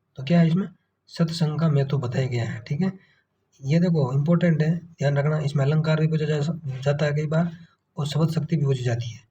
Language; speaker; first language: Hindi; native; Hindi